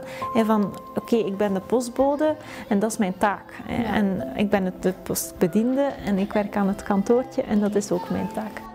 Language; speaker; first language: Dutch; native; Dutch